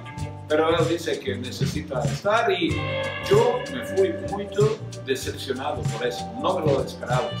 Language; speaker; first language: Spanish; non-native, fluent; Croatian